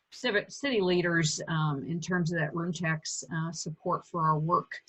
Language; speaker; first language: English; native; English